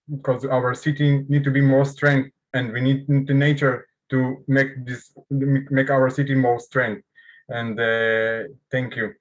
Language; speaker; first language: English; non-native, learner; Hebrew